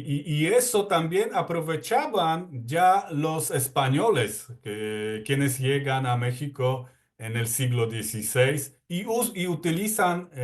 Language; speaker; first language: Spanish; non-native, fluent; Polish